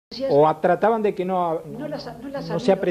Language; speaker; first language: Spanish; native; Spanish